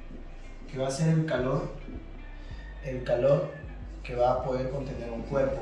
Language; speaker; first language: Spanish; native; Spanish